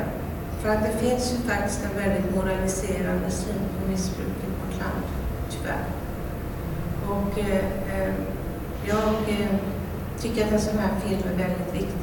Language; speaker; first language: Swedish; native; Swedish